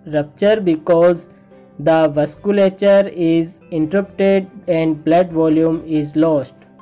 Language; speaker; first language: English; non-native, local second language; Hindi